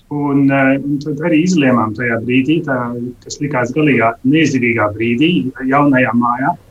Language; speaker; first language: Latvian; early bilingual, heritage; Latvian